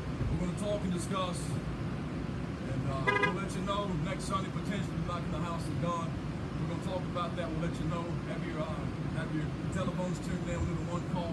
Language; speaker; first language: English; native; English